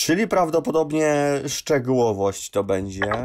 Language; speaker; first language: Polish; native; Polish